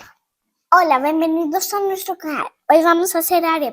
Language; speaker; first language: Spanish; early bilingual, heritage; Spanish